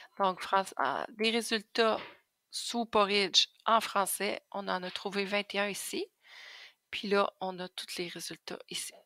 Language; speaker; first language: French; native; French